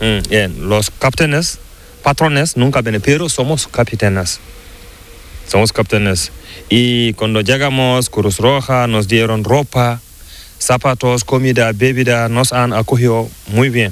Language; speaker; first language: Spanish; non-native, learner; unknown